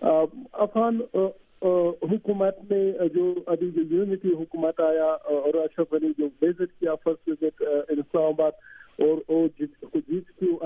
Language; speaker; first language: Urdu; non-native, learner; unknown